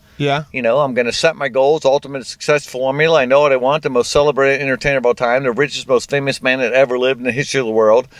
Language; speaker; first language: English; native; English